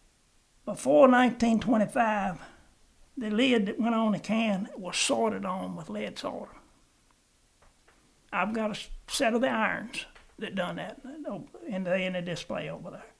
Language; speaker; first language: English; native; English